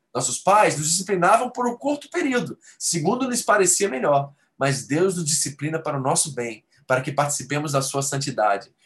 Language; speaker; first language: Portuguese; native; Portuguese